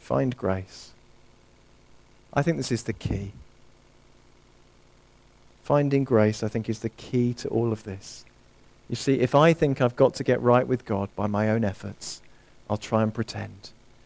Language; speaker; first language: English; native; English